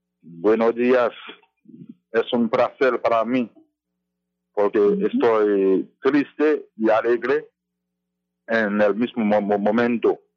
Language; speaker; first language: Spanish; non-native, fluent; Haitian Creole